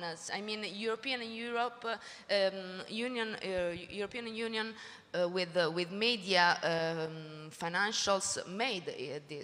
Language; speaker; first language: English; non-native, learner; Italian